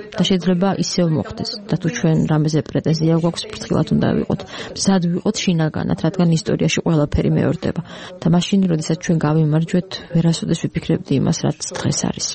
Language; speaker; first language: Georgian; non-native, local second language; Abkhazian